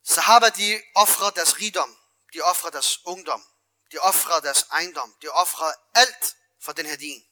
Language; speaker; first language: Danish; early bilingual, other home language; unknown